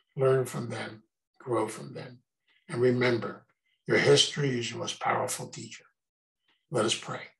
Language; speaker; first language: English; native; English